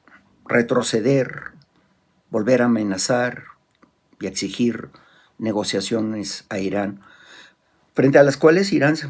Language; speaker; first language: Spanish; native; Spanish